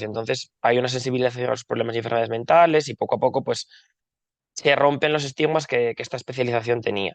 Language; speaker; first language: Spanish; native; Spanish